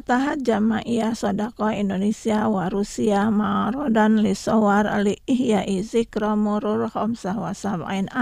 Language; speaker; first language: Arabic; non-native, learner; Indonesian